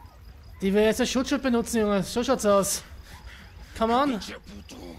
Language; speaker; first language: German; native; German